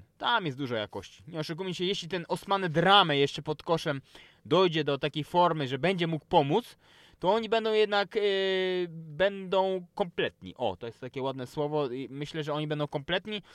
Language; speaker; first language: Polish; native; Polish